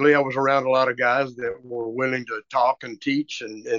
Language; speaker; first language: English; native; English